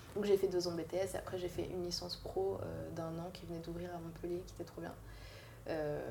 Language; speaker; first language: French; native; French